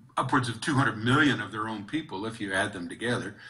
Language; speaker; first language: English; native; English